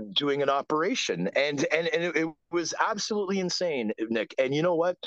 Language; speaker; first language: English; native; English